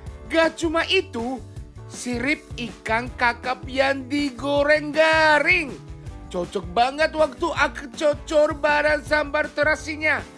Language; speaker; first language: Indonesian; non-native, fluent; Japanese